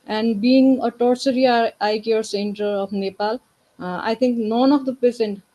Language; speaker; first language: English; non-native, local second language; Nepali